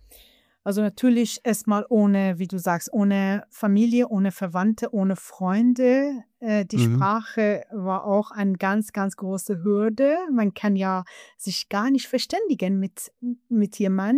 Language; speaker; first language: German; non-native, fluent; Persian